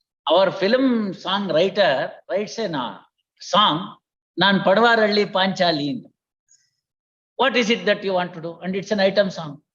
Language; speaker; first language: English; non-native, local second language; Kannada